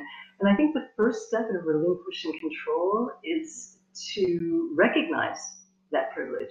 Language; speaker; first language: English; native; English